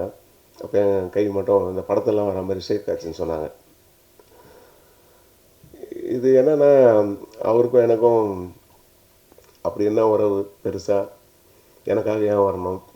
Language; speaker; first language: Tamil; native; Tamil